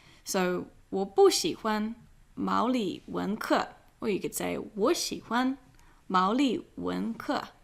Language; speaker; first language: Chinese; non-native, fluent; English